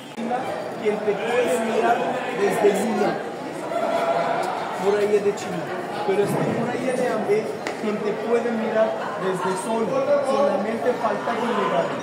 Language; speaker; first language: Spanish; non-native, fluent; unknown